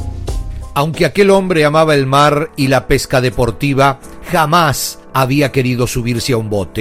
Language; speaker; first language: Spanish; native; Spanish